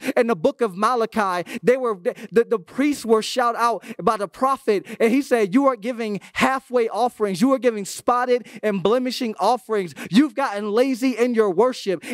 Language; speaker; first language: English; native; English